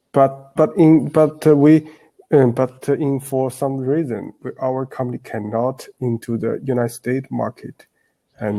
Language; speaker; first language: English; non-native, learner; Chinese